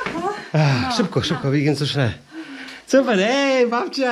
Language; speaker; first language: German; non-native, fluent; Polish